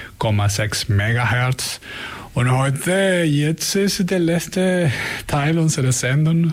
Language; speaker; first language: German; non-native, learner; Spanish